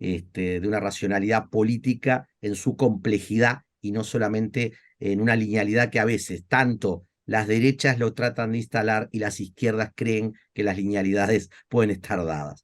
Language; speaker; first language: Spanish; native; Spanish